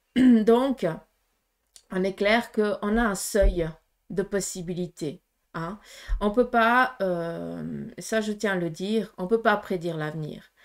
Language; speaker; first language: French; early bilingual, other home language; Portuguese